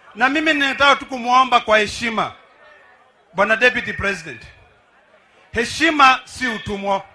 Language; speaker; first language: Swahili; non-native, local second language; Masai